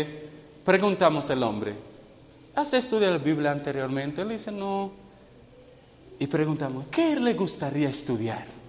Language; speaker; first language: Spanish; non-native, fluent; English